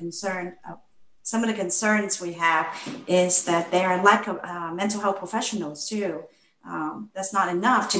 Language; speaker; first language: English; non-native, local second language; Cantonese